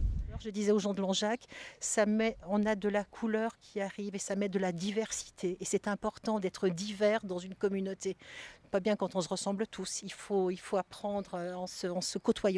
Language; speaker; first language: French; native; French